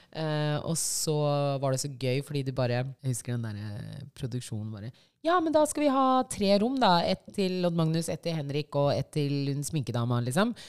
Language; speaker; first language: Norwegian; early bilingual, other home language; Shona